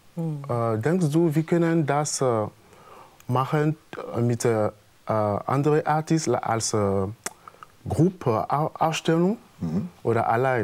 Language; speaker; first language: German; non-native, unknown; French